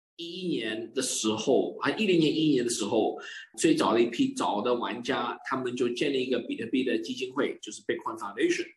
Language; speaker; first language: Chinese; early bilingual, heritage; Chinese